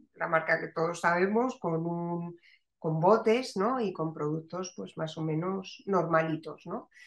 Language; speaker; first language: Spanish; native; Spanish